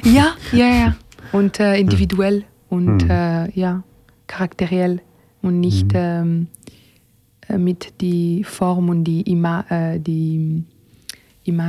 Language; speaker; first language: German; non-native, learner; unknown